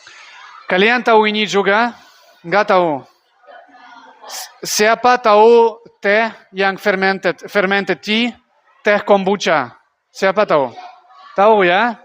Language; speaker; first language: Indonesian; non-native, learner; Russian